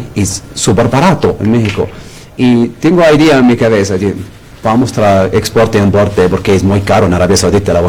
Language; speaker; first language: Spanish; non-native, learner; Arabic